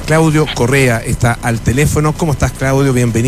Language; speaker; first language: Spanish; native; Spanish